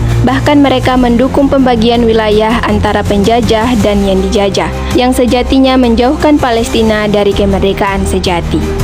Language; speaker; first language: Indonesian; native; Indonesian